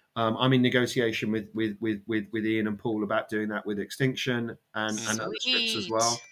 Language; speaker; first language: English; native; English